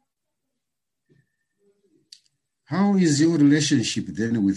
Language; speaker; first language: English; non-native, local second language; Shona